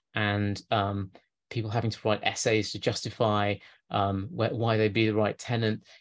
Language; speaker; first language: English; native; English